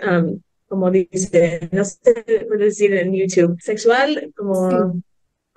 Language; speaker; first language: Spanish; early bilingual, heritage; English